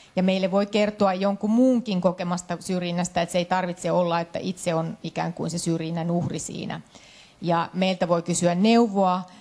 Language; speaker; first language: Finnish; native; Finnish